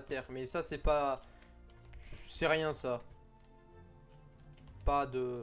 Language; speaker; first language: French; native; French